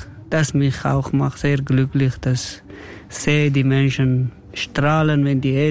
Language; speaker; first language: German; non-native, learner; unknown